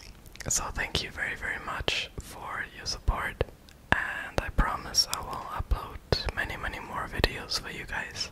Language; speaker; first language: English; non-native, fluent; German